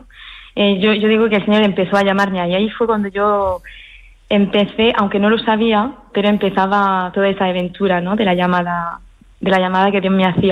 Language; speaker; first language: Spanish; early bilingual, heritage; French